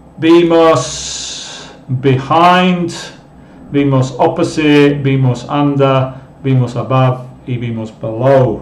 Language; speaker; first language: Spanish; non-native, fluent; English